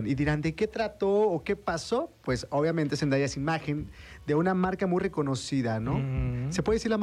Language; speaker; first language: Spanish; native; Spanish